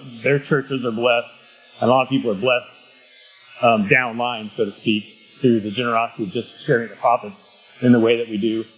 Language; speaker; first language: English; native; English